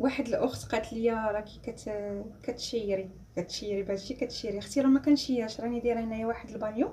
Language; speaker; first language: Arabic; native; Arabic